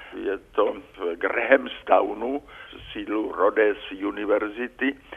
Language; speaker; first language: Czech; native; Czech